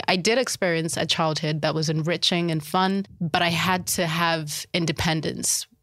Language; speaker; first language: English; early bilingual, other home language; Shona